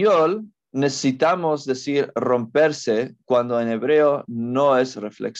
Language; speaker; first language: Spanish; non-native, fluent; English